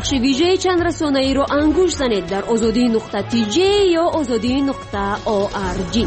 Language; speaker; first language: Persian; native; Persian